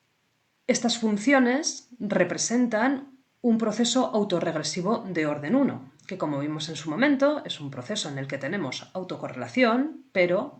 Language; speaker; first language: Spanish; native; Spanish